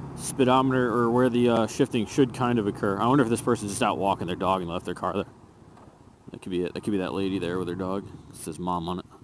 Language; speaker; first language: English; native; English